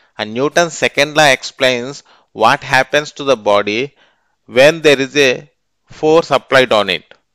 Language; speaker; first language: English; non-native, local second language; Telugu